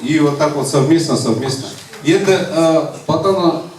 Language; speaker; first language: Russian; non-native, local second language; Kazakh